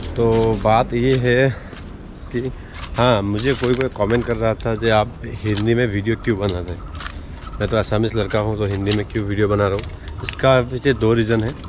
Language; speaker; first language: Hindi; non-native, local second language; Assamese